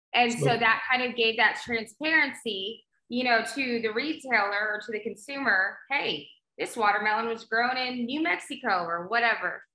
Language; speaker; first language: English; native; English